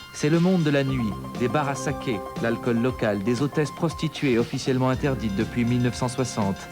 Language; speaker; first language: French; native; French